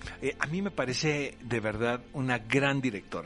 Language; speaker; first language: Spanish; native; Spanish